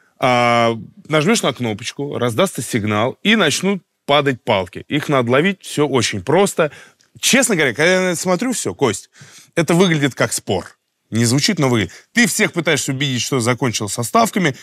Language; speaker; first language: Russian; native; Russian